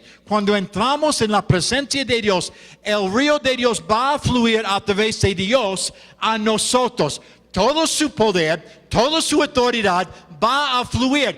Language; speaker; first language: Spanish; non-native, fluent; English